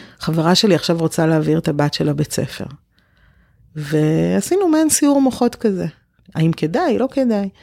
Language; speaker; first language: Hebrew; early bilingual, other home language; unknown